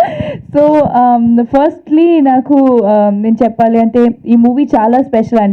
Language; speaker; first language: Telugu; non-native, local second language; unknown